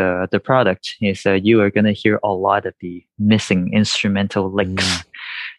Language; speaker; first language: English; non-native, local second language; Cantonese